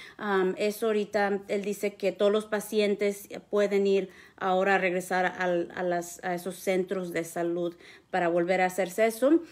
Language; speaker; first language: Spanish; early bilingual, heritage; Spanish